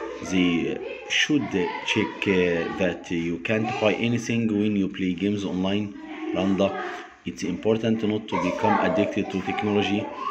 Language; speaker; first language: English; non-native, fluent; Arabic